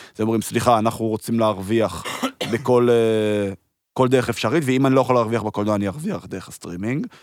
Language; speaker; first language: Hebrew; early bilingual, heritage; Hebrew